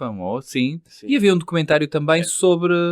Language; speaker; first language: Portuguese; native; Portuguese